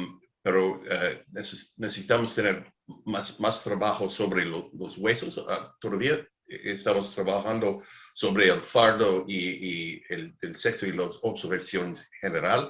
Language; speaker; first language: Spanish; non-native, learner; English